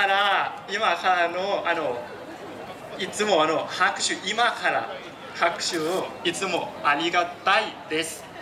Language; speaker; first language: Japanese; non-native, learner; Thai